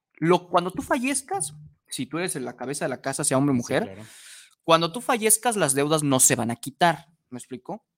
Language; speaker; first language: Spanish; native; Spanish